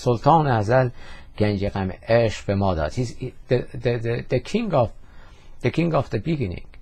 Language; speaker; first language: English; non-native, fluent; Persian